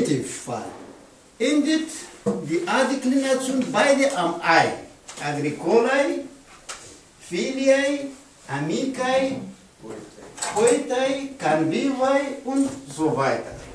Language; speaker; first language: German; non-native, learner; Pashto